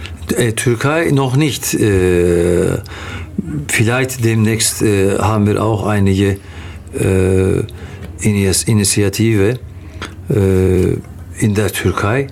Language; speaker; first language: German; non-native, fluent; Turkish